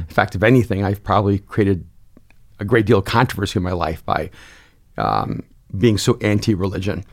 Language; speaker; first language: English; early bilingual, other home language; Spanish